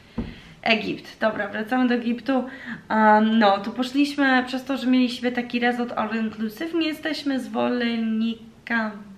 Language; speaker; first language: Polish; early bilingual, heritage; Polish